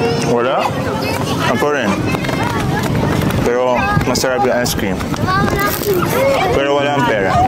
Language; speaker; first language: Filipino; non-native, learner; Arabic